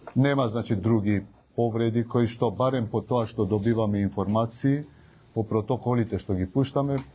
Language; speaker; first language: Macedonian; non-native, local second language; Albanian